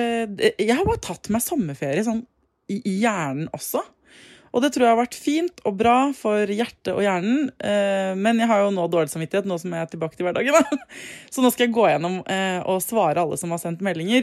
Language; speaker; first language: Norwegian; native; Norwegian